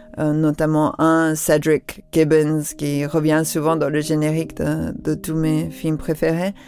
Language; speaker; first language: French; early bilingual, other home language; Spanish